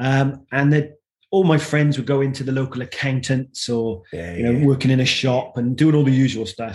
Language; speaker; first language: English; native; English